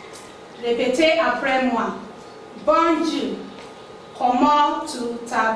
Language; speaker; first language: French; non-native, fluent; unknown